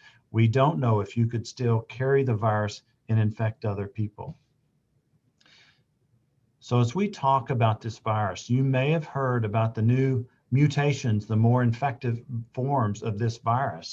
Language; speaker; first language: English; native; English